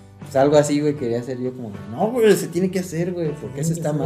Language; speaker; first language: Spanish; native; Spanish